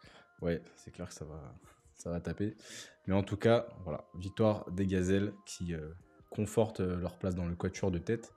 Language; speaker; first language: French; native; French